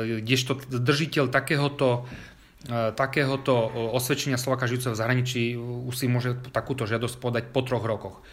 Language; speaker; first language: Slovak; early bilingual, heritage; Slovak